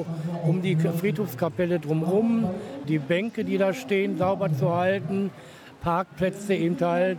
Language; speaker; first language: German; native; German